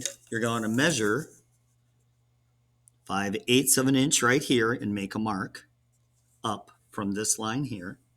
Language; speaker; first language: English; native; English